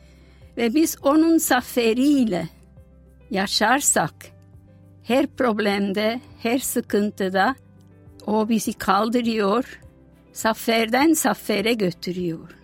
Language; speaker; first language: Turkish; non-native, fluent; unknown